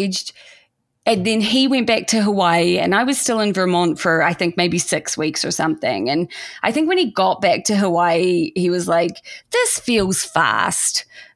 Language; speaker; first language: English; native; English